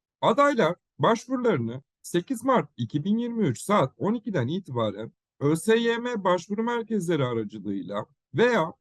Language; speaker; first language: Turkish; native; Turkish